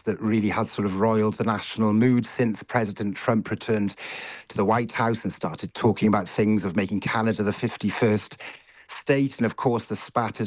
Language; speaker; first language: English; native; English